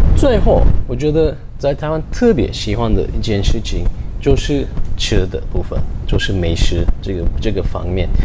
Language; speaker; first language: Chinese; non-native, fluent; Turkish